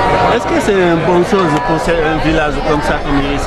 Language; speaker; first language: French; native; French